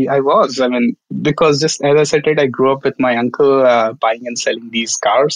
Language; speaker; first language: English; non-native, local second language; Marathi